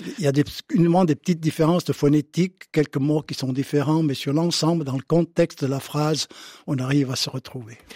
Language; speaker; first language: French; native; French